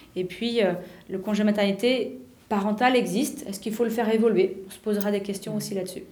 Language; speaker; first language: French; native; French